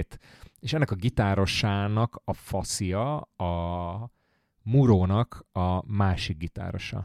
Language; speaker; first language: Hungarian; native; Hungarian